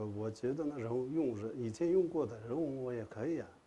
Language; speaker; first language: Chinese; non-native, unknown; Tibetan